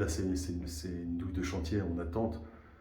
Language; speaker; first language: French; native; French